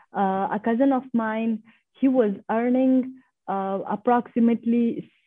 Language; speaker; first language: English; non-native, fluent; Persian